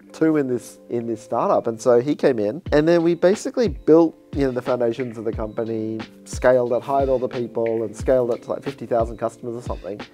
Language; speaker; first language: English; native; English